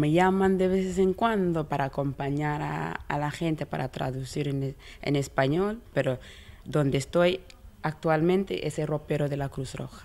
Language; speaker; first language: Spanish; non-native, learner; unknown